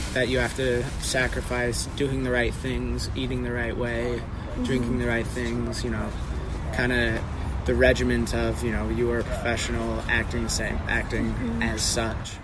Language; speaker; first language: English; native; English